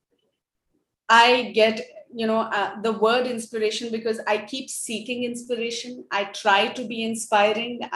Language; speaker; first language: English; non-native, local second language; Hindi